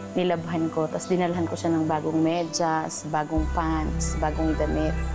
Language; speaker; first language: Filipino; native; Filipino